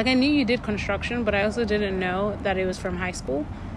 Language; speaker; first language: English; non-native, local second language; Yoruba